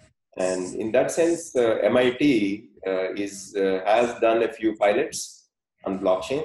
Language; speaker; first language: English; non-native, fluent; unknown